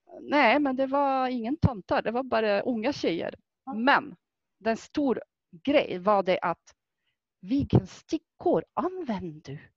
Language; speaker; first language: Swedish; non-native, fluent; French